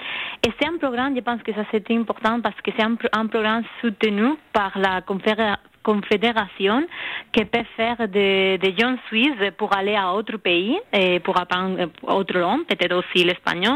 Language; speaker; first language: French; non-native, learner; Spanish